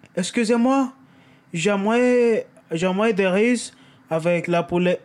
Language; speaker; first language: French; non-native, learner; English